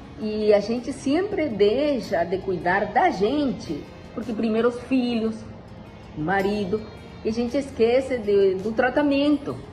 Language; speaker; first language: Portuguese; non-native, fluent; Spanish